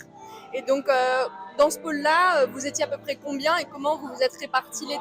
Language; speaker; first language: French; native; French